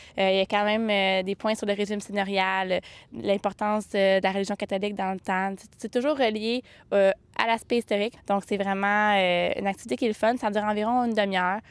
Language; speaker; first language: French; native; French